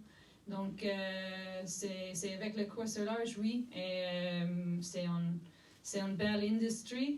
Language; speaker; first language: French; non-native, fluent; English